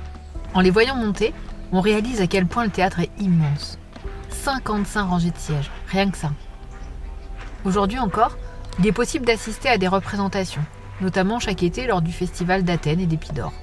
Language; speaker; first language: French; native; French